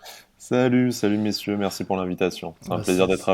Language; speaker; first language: French; native; French